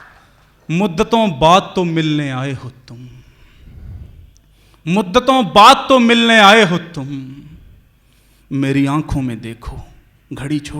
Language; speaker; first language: Hindi; native; Hindi